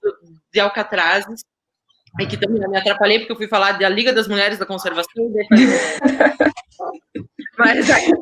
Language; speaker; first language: Portuguese; native; Portuguese